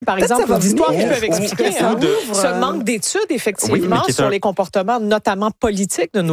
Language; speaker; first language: French; native; French